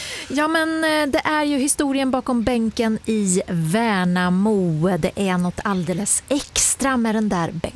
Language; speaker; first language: Swedish; native; Swedish